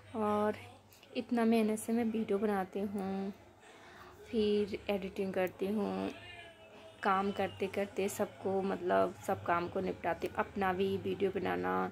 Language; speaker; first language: Hindi; native; Hindi